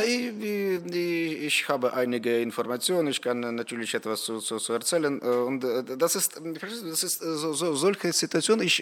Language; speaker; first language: German; non-native, fluent; Ukrainian